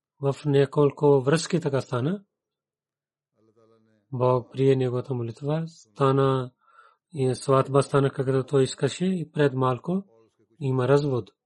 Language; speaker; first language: Bulgarian; non-native, learner; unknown